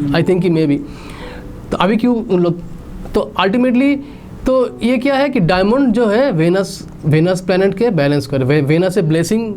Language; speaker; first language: Hindi; non-native, local second language; Bangla